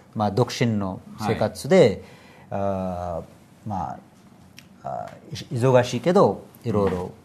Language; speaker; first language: Japanese; non-native, fluent; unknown